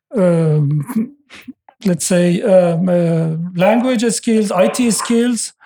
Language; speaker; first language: English; non-native, fluent; Persian